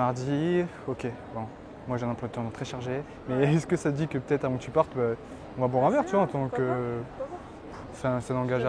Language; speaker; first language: French; native; French